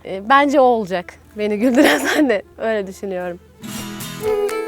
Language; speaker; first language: Turkish; native; Turkish